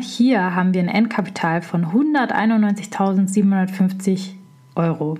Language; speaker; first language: German; native; German